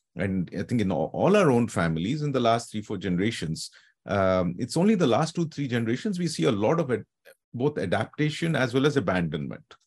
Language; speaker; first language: English; non-native, local second language; Telugu